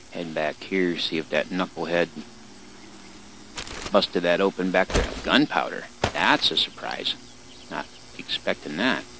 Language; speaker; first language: English; native; English